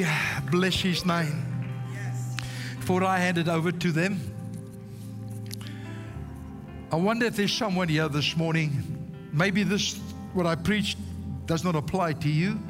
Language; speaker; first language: English; non-native, local second language; Afrikaans